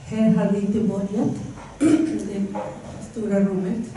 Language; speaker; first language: Swedish; non-native, fluent; Spanish